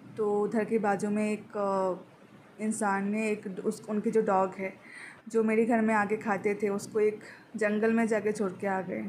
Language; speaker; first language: Hindi; non-native, local second language; Bangla